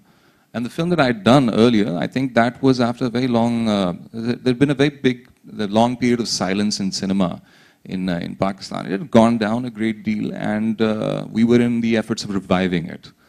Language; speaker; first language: English; non-native, local second language; Urdu